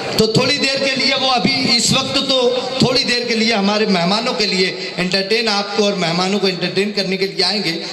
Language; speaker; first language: Hindi; native; Hindi